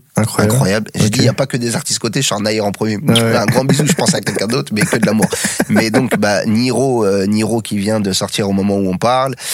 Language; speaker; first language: French; native; French